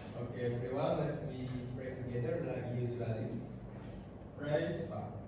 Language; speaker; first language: English; non-native, learner; Indonesian